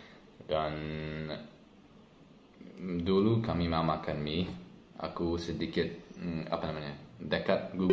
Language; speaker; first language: Indonesian; non-native, learner; English